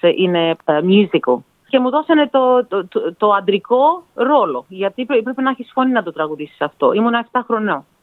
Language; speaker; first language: Greek; early bilingual, heritage; Greek